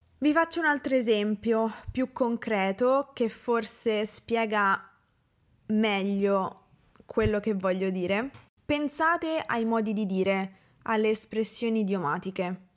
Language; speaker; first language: Italian; native; Italian